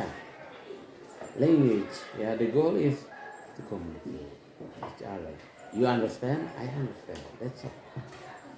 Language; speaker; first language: English; non-native, fluent; Indonesian